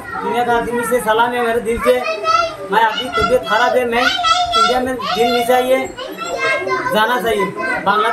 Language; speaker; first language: Hindi; non-native, learner; Rohingya